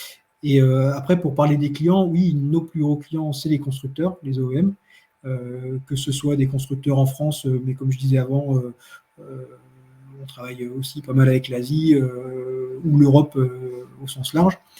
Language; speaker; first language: French; native; French